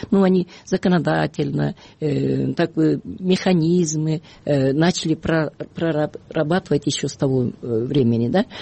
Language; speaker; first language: Russian; non-native, local second language; Kyrgyz